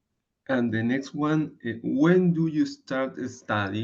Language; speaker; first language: English; non-native, learner; Spanish